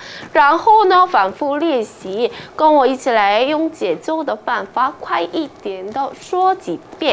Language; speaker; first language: Chinese; non-native, fluent; Korean